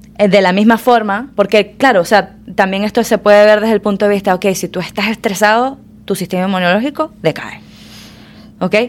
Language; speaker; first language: Spanish; native; Spanish